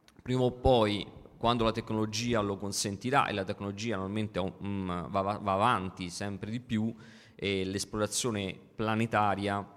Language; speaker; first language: Italian; native; Italian